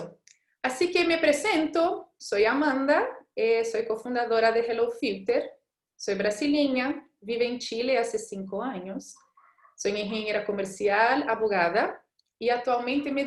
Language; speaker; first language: Spanish; non-native, fluent; Portuguese